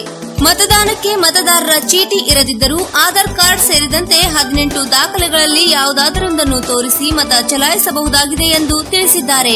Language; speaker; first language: Kannada; native; Kannada